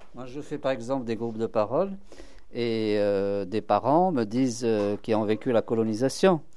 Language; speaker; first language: French; non-native, local second language; Kabyle